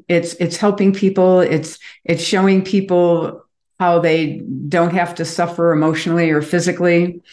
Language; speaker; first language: English; native; English